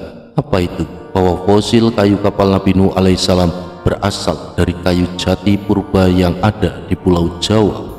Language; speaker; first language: Indonesian; native; Indonesian